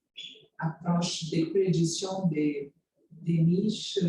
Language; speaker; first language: French; non-native, fluent; Portuguese